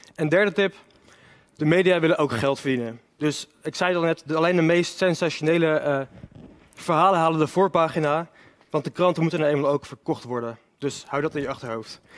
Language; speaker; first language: Dutch; native; Dutch